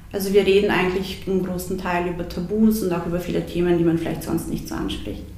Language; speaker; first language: German; early bilingual, other home language; Bosnian